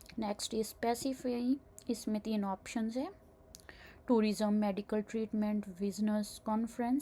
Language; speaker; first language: Hindi; non-native, local second language; Punjabi